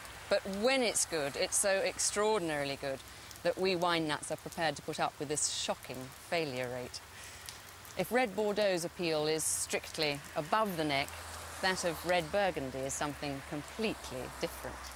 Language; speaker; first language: English; native; English